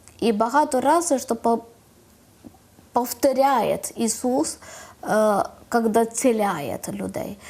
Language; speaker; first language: Ukrainian; non-native, learner; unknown